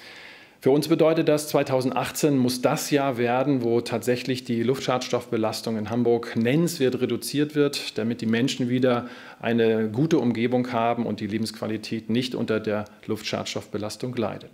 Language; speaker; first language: German; native; German